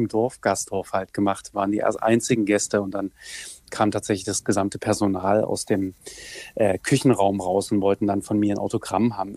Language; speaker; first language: German; native; German